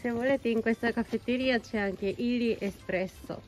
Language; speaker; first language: Italian; non-native, fluent; Japanese